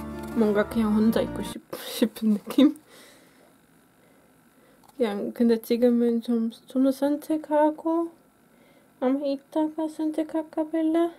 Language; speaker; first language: Korean; non-native, fluent; Dutch